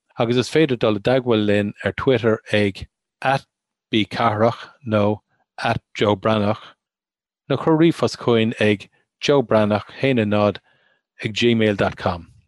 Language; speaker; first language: Irish; non-native, local second language; English